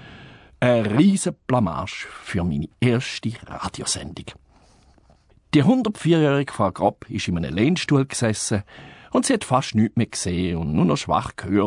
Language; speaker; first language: German; native; German